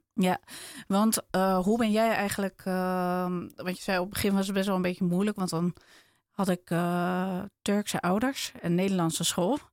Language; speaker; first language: Dutch; native; Dutch